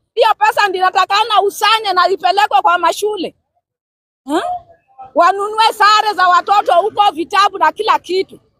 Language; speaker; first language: Swahili; non-native, local second language; Luo (Kenya and Tanzania)